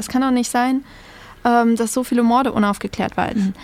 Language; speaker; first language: German; native; German